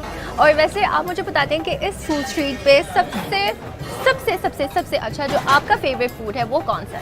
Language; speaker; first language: Hindi; non-native, fluent; Chinese